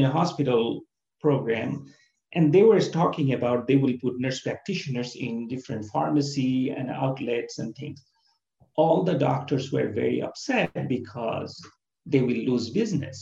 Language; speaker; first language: English; non-native, local second language; Bangla